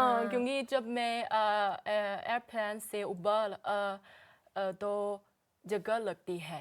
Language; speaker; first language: Hindi; non-native, learner; Chinese